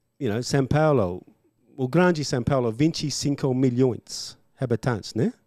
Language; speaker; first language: Portuguese; non-native, learner; English